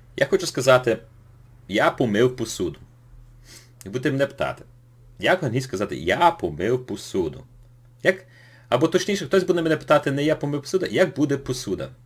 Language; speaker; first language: Ukrainian; early bilingual, heritage; English